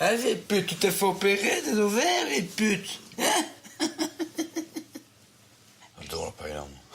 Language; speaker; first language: French; native; French